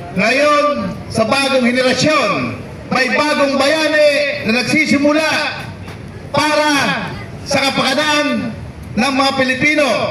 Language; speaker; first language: Filipino; native; Filipino